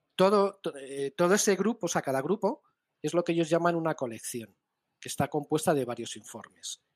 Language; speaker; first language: Spanish; native; Spanish